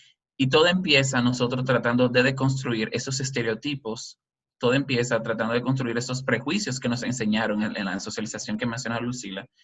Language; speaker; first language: Spanish; native; Spanish